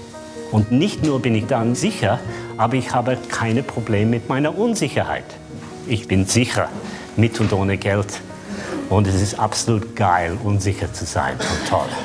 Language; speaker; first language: German; non-native, fluent; English